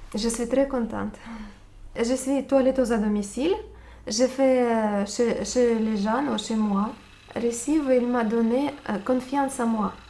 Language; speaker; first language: French; non-native, learner; Russian